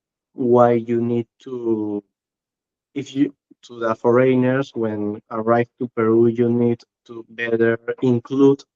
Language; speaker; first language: English; non-native, learner; Spanish